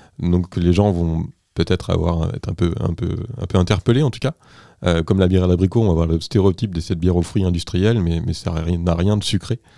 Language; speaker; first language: French; native; French